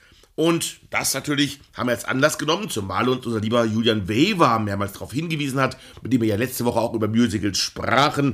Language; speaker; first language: German; native; German